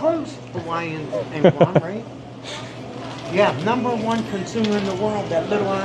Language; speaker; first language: English; non-native, learner; Spanish